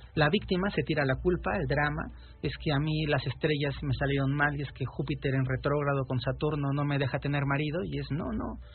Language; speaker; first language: Spanish; native; Spanish